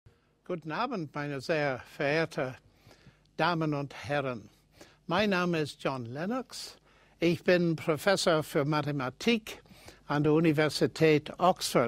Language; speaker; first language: German; non-native, fluent; English